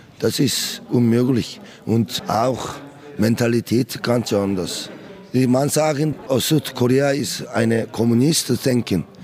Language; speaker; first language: German; non-native, learner; Korean